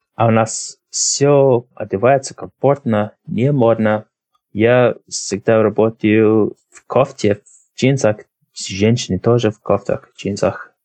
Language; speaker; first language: Russian; non-native, fluent; English